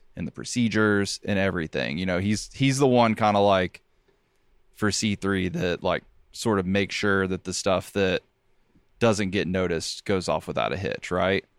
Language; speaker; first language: English; native; English